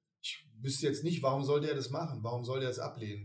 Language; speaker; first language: German; native; German